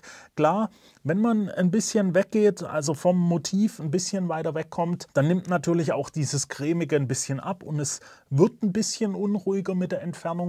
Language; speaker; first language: German; native; German